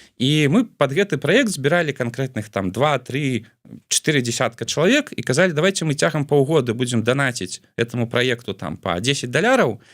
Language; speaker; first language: Belarusian; non-native, local second language; Russian